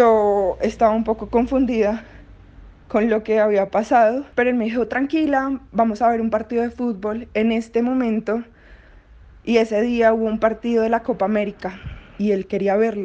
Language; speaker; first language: Spanish; native; Spanish